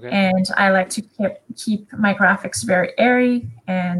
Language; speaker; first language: English; non-native, fluent; French